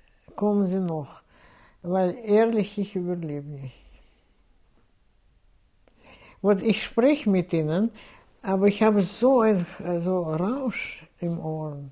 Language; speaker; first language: German; non-native, fluent; Russian